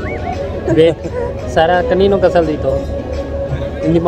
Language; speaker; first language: Filipino; non-native, learner; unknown